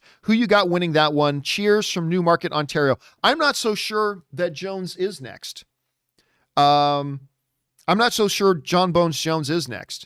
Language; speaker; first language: English; native; English